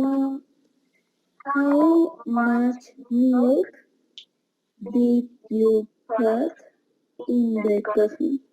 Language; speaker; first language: English; non-native, learner; Spanish